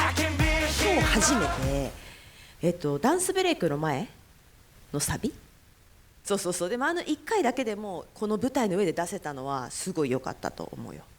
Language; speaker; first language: Japanese; native; Japanese